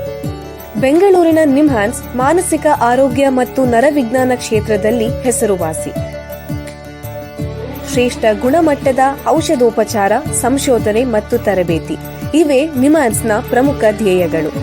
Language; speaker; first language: Kannada; native; Kannada